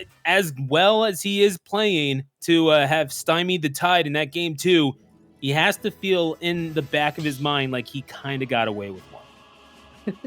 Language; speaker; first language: English; native; English